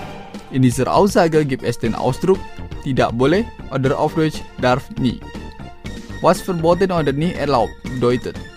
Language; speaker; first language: German; non-native, fluent; Indonesian